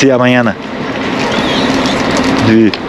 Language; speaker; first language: Spanish; non-native, learner; Turkish